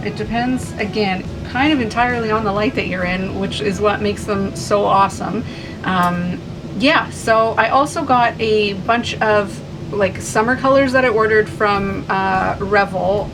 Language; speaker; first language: English; native; English